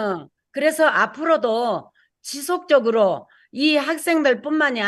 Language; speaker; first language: Korean; native; Korean